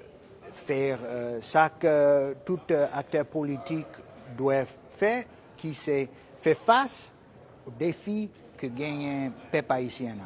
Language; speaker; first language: Haitian Creole; non-native, fluent; English